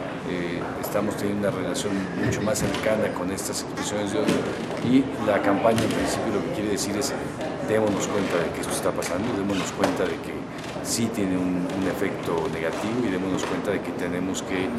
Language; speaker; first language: Spanish; native; Spanish